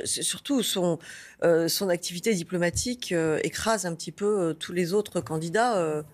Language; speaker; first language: French; native; French